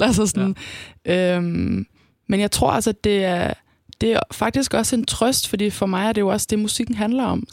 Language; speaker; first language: Danish; native; Danish